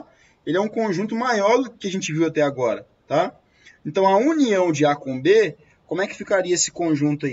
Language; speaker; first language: Portuguese; native; Portuguese